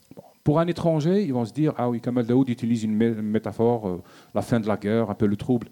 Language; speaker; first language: French; non-native, local second language; Arabic